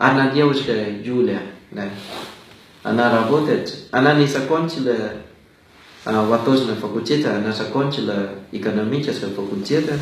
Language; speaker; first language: Russian; non-native, fluent; Thai